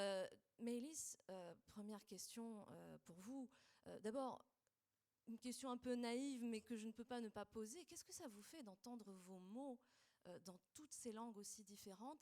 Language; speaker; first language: French; native; French